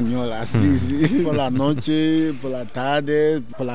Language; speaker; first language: Spanish; non-native, learner; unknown